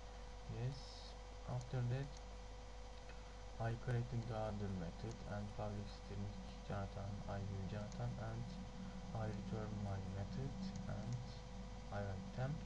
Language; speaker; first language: English; non-native, learner; Turkish